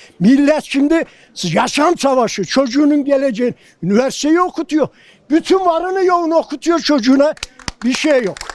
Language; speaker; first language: Turkish; native; Turkish